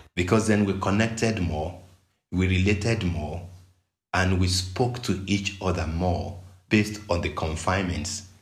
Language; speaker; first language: English; non-native, local second language; Yoruba